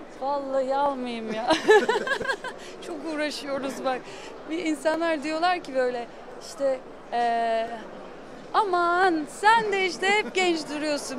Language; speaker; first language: Turkish; native; Turkish